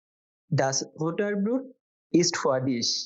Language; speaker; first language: German; non-native, fluent; Bangla